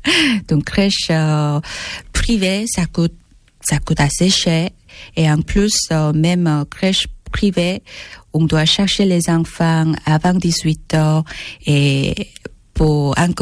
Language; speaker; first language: French; non-native, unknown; Korean